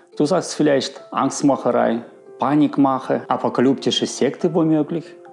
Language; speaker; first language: German; non-native, fluent; Russian